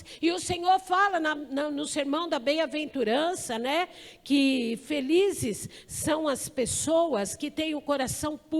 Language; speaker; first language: Portuguese; native; Portuguese